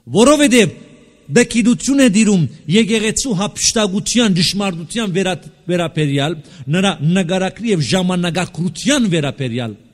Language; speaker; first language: Armenian; native; Armenian